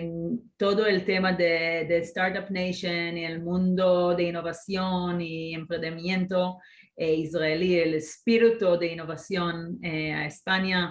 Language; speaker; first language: Spanish; non-native, fluent; Hebrew